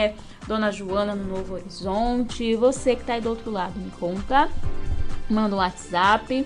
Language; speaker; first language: Portuguese; native; Portuguese